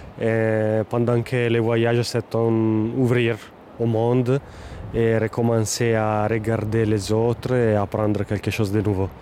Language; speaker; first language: French; non-native, fluent; Italian